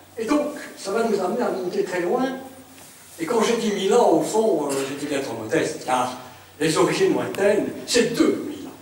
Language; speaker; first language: French; native; French